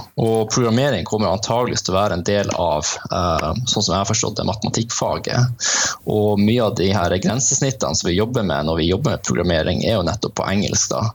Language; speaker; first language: Norwegian; native; Norwegian